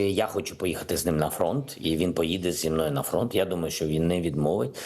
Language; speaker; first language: Ukrainian; non-native, local second language; Russian